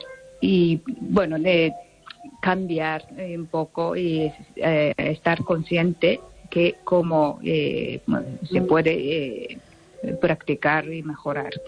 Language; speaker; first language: Spanish; non-native, fluent; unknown